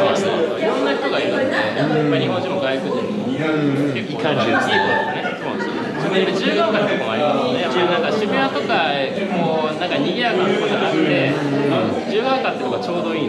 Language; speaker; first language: Japanese; native; Japanese